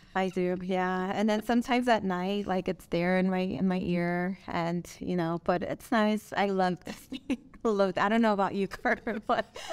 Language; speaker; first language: English; non-native, fluent; Spanish